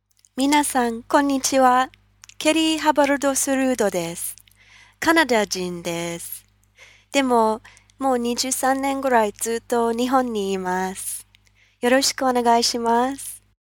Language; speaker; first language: Japanese; non-native, fluent; English